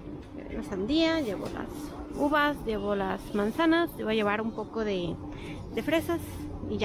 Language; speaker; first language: Spanish; native; Spanish